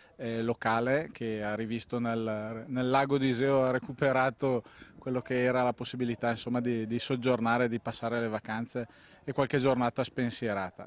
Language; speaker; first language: Italian; native; Italian